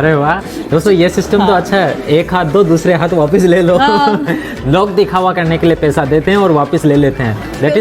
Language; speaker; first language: Hindi; native; Hindi